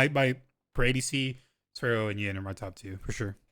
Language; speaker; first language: English; native; English